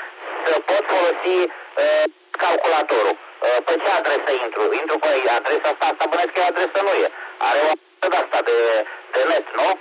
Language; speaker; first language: Romanian; native; Romanian